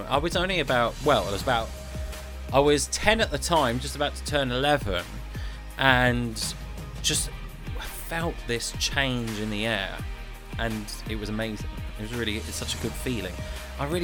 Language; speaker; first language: English; native; English